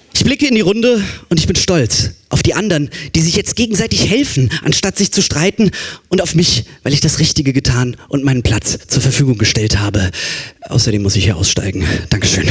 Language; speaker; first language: German; native; German